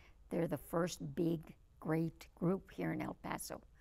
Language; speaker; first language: English; early bilingual, other home language; Spanish